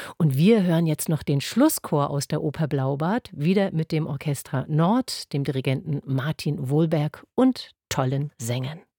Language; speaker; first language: German; native; German